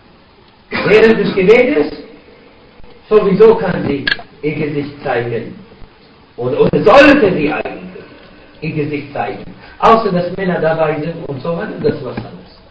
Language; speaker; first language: German; non-native, fluent; Arabic